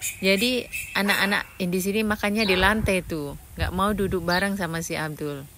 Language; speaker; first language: Indonesian; non-native, local second language; Javanese